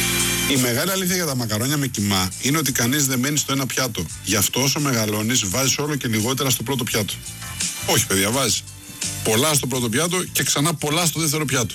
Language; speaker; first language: Greek; native; Greek